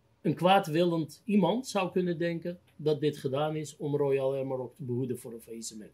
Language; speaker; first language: Dutch; native; Dutch